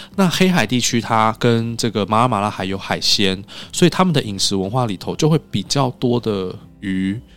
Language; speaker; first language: Chinese; native; Chinese